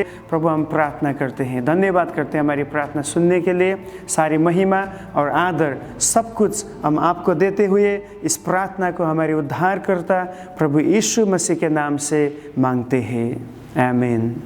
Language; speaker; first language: Hindi; non-native, local second language; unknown